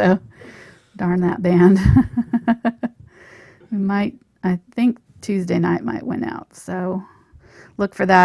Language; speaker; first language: English; native; English